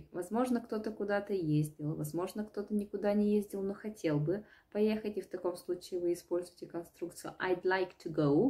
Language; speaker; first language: Russian; native; Russian